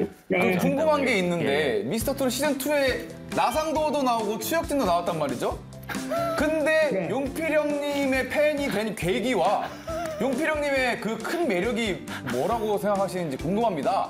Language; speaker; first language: Korean; native; Korean